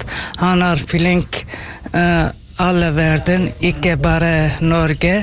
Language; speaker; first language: Norwegian; non-native, learner; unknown